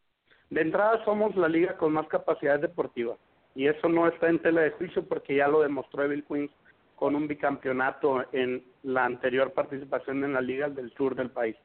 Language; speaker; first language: Spanish; native; Spanish